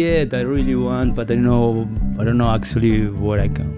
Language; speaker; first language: English; non-native, learner; Spanish